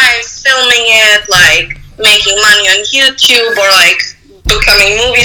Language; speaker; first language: English; non-native, fluent; Serbian